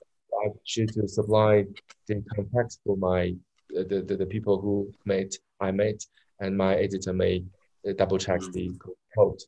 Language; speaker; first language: English; non-native, learner; Chinese